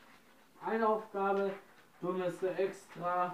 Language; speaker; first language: German; non-native, learner; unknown